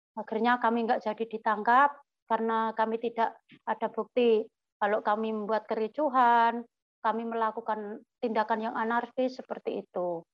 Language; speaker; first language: Indonesian; non-native, local second language; Javanese